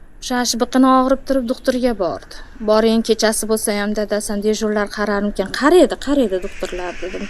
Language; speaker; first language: Uzbek; native; Uzbek